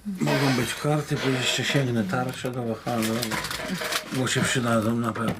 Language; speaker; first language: Polish; native; Polish